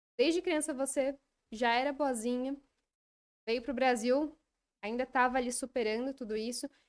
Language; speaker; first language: Portuguese; native; Portuguese